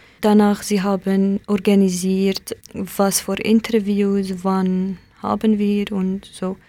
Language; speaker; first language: German; non-native, learner; Kurdish